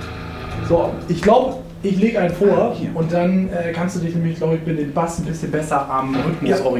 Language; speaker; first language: German; native; German